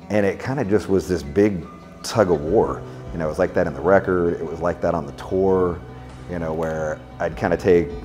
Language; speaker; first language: English; native; English